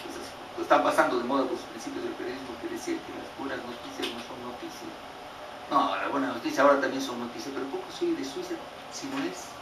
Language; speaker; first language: Spanish; native; Spanish